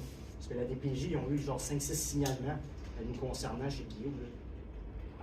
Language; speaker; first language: French; native; French